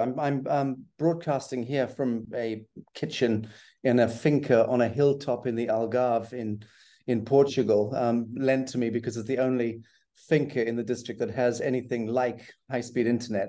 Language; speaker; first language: English; native; English